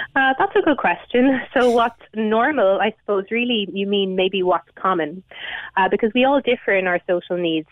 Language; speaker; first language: English; native; English